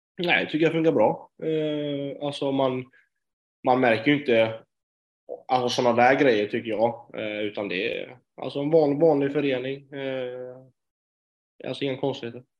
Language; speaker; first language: Swedish; native; Swedish